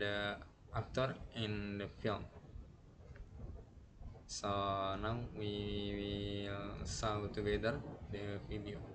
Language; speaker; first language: English; non-native, learner; Indonesian